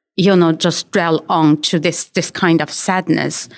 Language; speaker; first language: English; non-native, fluent; Chinese